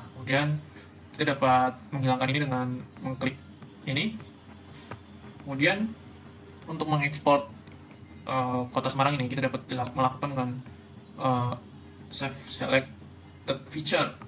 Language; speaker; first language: Indonesian; native; Indonesian